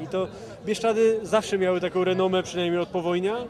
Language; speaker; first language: Polish; native; Polish